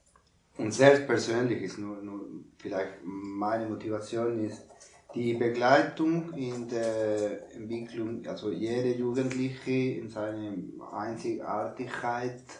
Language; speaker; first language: German; non-native, learner; Spanish